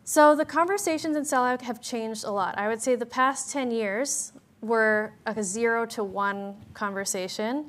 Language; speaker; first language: English; native; English